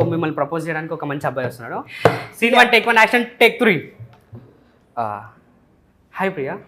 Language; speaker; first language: Telugu; native; Telugu